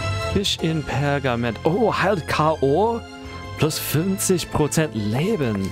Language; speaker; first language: German; non-native, fluent; English